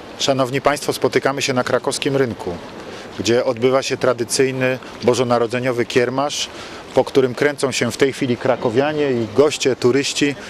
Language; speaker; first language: Polish; native; Polish